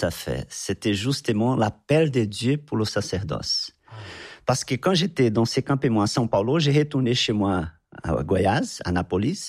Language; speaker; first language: French; non-native, fluent; Portuguese